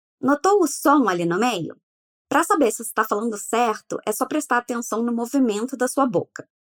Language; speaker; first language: Portuguese; native; Portuguese